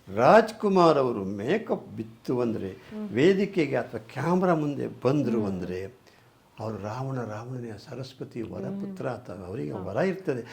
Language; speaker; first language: Kannada; native; Kannada